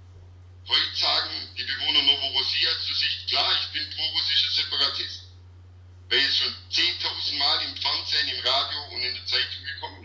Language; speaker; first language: German; native; German